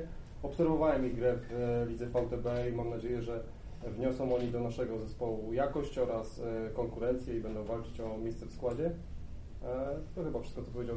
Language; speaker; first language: Polish; native; Polish